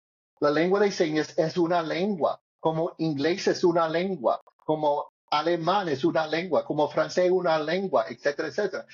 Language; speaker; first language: Spanish; non-native, learner; English